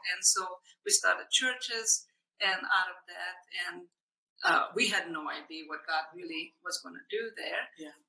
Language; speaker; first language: English; non-native, fluent; Hungarian